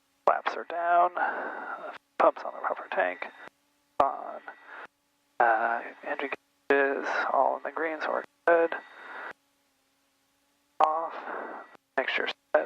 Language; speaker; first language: English; native; English